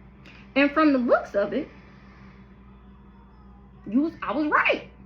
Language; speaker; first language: English; native; English